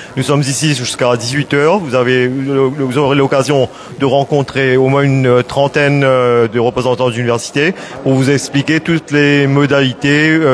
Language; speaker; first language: French; non-native, local second language; Morisyen